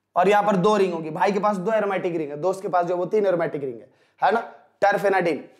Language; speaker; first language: Hindi; native; Hindi